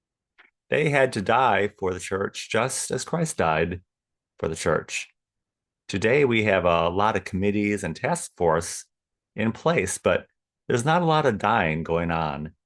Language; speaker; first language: English; native; English